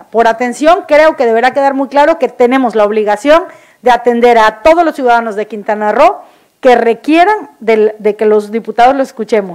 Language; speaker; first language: Spanish; native; Spanish